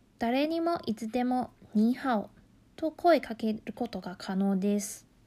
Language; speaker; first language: Japanese; non-native, fluent; Chinese